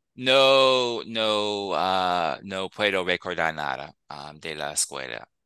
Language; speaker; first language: Spanish; non-native, fluent; English